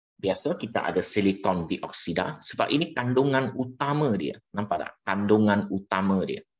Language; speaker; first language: Malay; non-native, local second language; Chinese